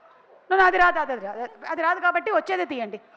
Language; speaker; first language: Telugu; native; Telugu